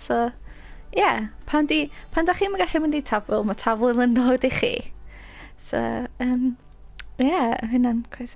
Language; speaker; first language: Welsh; native; Welsh